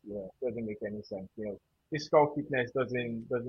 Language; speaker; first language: English; non-native, local second language; Yoruba